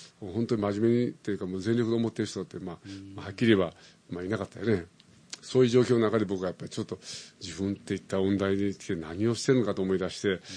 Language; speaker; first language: Japanese; native; Japanese